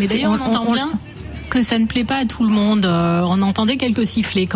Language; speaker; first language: French; native; French